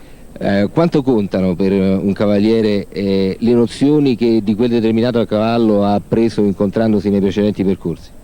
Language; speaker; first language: Italian; native; Italian